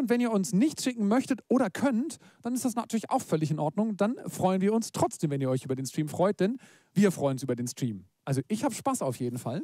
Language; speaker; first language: German; native; German